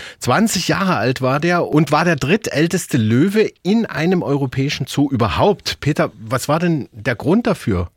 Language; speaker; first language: German; native; German